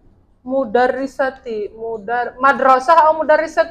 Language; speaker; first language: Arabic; non-native, fluent; Indonesian